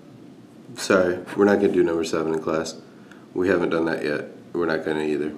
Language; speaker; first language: English; native; English